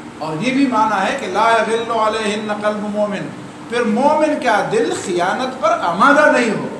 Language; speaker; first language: Urdu; non-native, local second language; Pashto